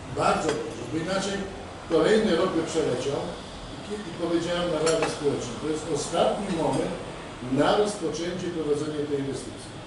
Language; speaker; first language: Polish; native; Polish